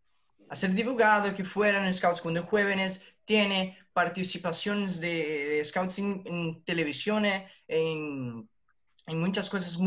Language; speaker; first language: Spanish; non-native, learner; Portuguese